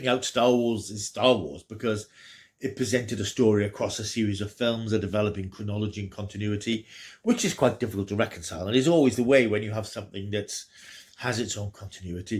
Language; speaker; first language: English; native; English